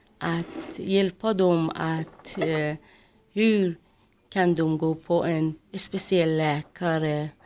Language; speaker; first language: Swedish; non-native, fluent; Persian